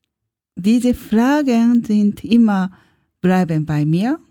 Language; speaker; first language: German; non-native, learner; Japanese